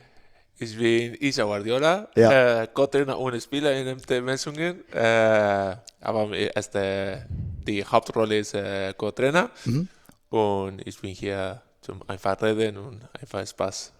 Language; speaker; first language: German; non-native, learner; Spanish